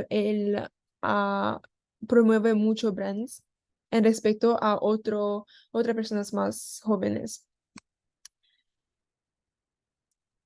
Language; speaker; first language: Spanish; non-native, learner; Korean